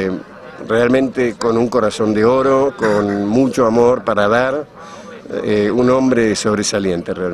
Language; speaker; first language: Spanish; native; Spanish